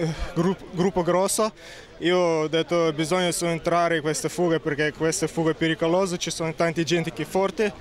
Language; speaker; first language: Italian; non-native, learner; Uzbek